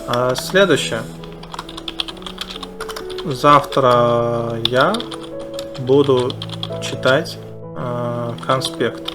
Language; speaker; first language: Russian; non-native, fluent; Uzbek